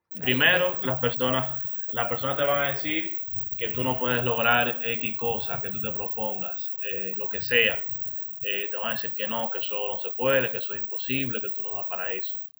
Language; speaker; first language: Spanish; native; Spanish